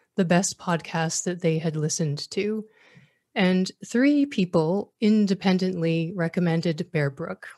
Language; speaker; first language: English; native; English